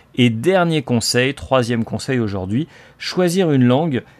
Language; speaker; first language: Spanish; non-native, fluent; French